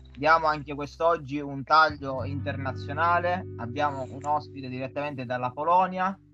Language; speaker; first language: Italian; native; Italian